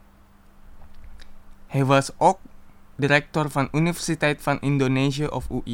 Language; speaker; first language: Dutch; non-native, fluent; Indonesian